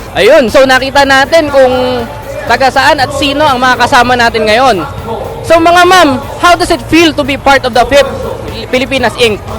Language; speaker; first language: Filipino; native; Filipino